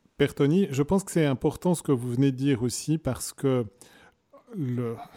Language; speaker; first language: French; native; French